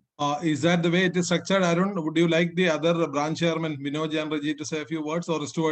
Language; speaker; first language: English; non-native, local second language; Malayalam